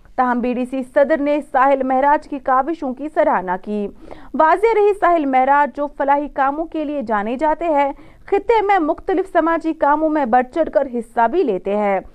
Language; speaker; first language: Urdu; non-native, local second language; Kashmiri